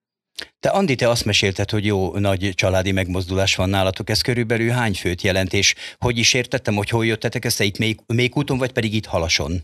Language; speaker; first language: Hungarian; native; Hungarian